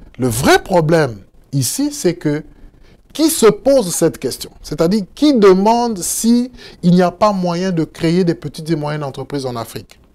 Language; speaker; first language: French; non-native, local second language; Lingala